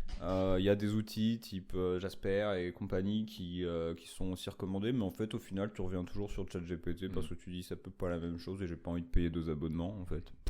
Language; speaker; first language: French; native; French